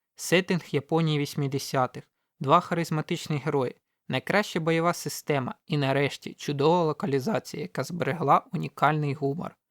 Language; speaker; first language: Ukrainian; native; Ukrainian